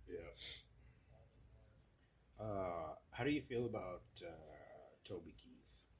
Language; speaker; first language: English; native; English